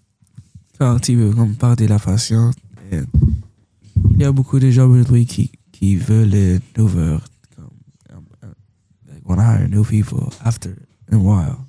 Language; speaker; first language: French; non-native, local second language; English